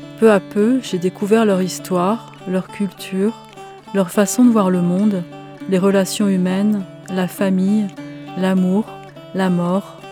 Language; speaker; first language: French; native; French